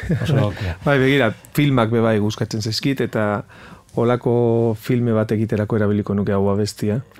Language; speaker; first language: Basque; non-native, local second language; Spanish